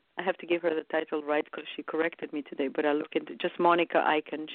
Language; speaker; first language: English; early bilingual, other home language; Romanian